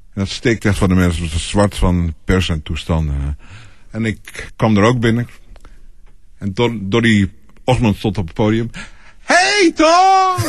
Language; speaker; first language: Dutch; native; Dutch